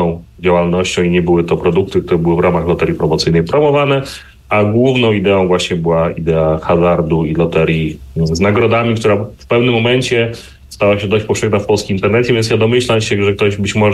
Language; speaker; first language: Polish; native; Polish